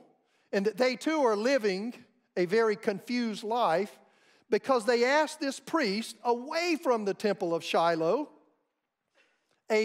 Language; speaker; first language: English; native; English